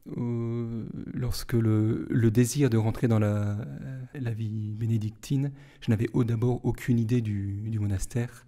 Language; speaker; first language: French; native; French